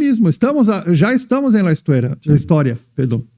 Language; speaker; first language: Spanish; non-native, fluent; Portuguese